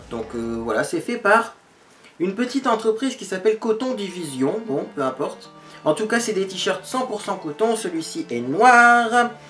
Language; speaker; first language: French; native; French